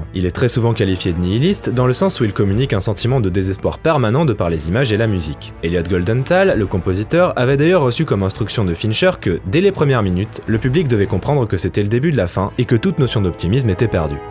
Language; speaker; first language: French; native; French